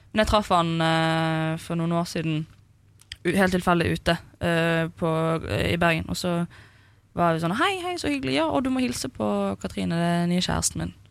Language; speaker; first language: Norwegian; native; Norwegian